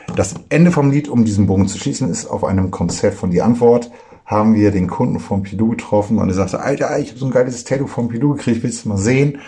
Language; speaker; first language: German; native; German